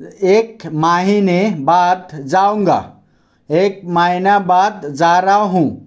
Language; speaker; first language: Hindi; non-native, fluent; Bangla